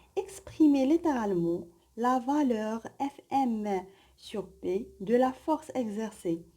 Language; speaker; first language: French; non-native, local second language; Arabic